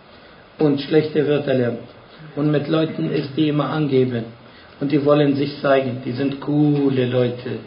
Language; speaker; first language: German; non-native, fluent; Arabic